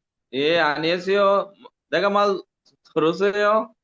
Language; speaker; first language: Korean; non-native, learner; Bangla